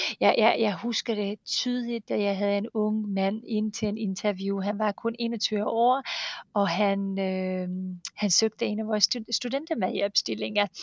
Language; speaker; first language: Danish; non-native, fluent; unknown